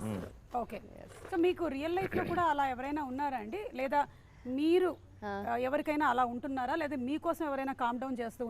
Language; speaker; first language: Telugu; native; Telugu